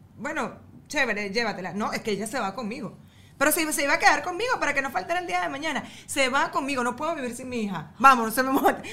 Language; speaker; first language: Spanish; native; Spanish